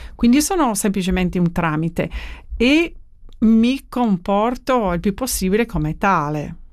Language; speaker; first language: Italian; non-native, fluent; English